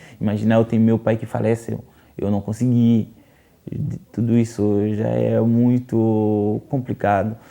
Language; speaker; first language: Portuguese; non-native, learner; Haitian Creole